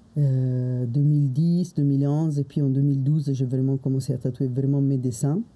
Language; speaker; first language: French; non-native, fluent; Italian